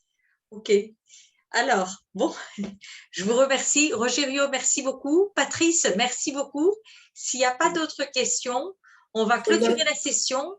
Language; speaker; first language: French; native; French